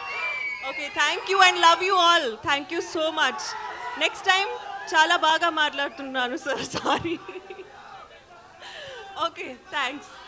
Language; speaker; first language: Telugu; non-native, learner; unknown